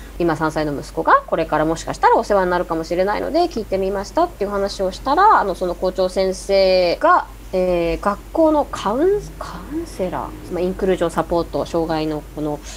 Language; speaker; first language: Japanese; native; Japanese